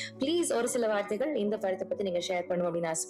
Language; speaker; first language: Tamil; native; Tamil